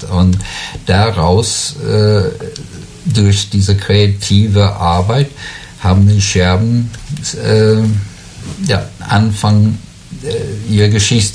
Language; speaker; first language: German; non-native, learner; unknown